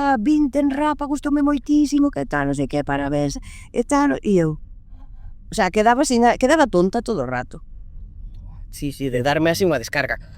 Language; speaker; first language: Galician; non-native, local second language; Spanish